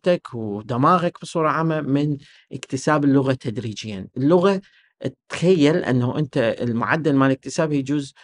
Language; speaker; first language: Arabic; native; Arabic